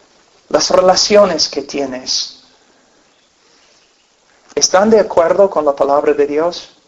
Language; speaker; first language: Spanish; non-native, fluent; English